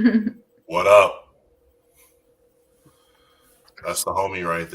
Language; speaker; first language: English; native; English